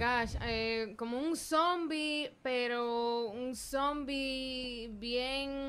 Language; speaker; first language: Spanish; early bilingual, heritage; Spanish